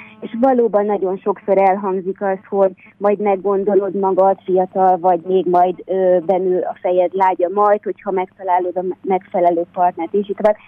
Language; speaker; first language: Hungarian; native; Hungarian